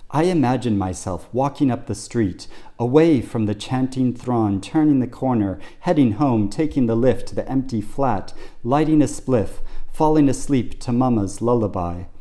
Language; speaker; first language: English; native; English